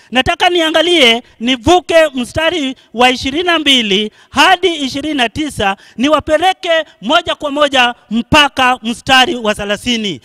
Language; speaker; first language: Swahili; non-native, local second language; Luo (Kenya and Tanzania)